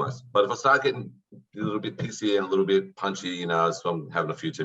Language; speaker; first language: English; native; English